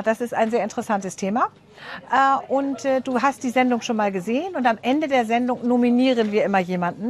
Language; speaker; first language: German; native; German